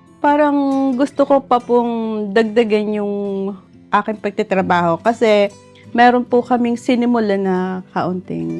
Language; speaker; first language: Filipino; native; Filipino